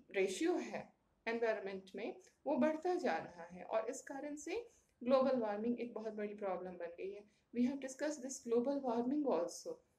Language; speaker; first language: Hindi; native; Hindi